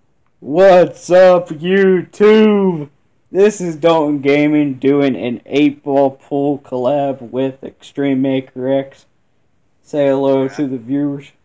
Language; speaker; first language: English; native; English